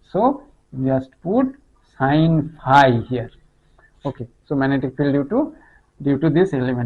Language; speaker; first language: English; non-native, local second language; Hindi